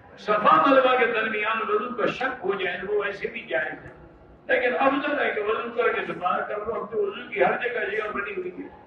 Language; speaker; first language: Urdu; native; Urdu